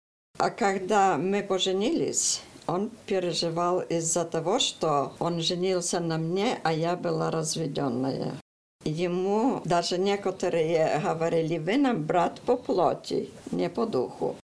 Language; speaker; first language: Russian; early bilingual, heritage; Russian